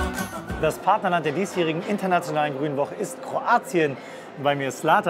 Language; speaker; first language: German; native; German